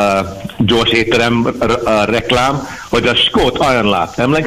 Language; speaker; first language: Hungarian; non-native, learner; English